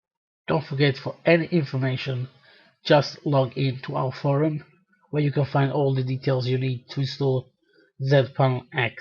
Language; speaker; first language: English; non-native, fluent; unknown